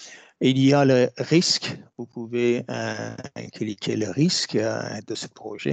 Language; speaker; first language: French; non-native, fluent; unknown